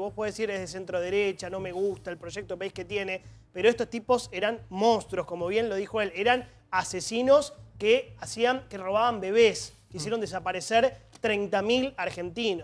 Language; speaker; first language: Spanish; native; Spanish